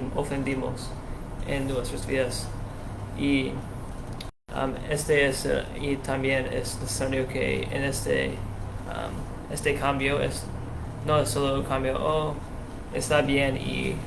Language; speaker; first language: Spanish; non-native, learner; English